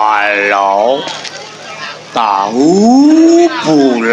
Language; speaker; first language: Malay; non-native, local second language; Javanese